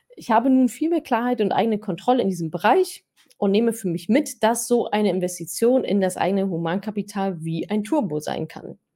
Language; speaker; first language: German; non-native, fluent; English